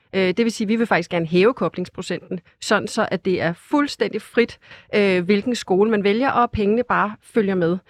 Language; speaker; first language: Danish; native; Danish